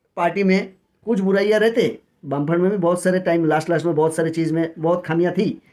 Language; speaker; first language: Hindi; non-native, local second language; Bangla